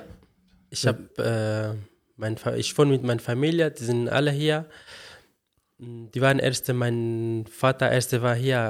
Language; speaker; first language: German; non-native, learner; Arabic